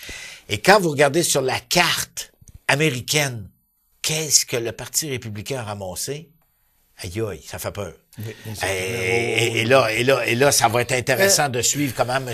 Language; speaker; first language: French; native; French